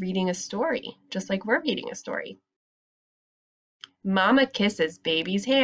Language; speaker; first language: English; native; English